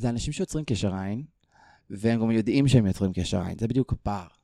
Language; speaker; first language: Hebrew; native; Hebrew